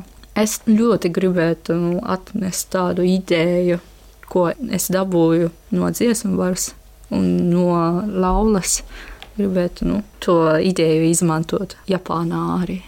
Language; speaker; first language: Latvian; non-native, learner; Japanese